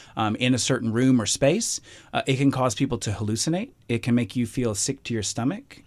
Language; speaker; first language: English; native; English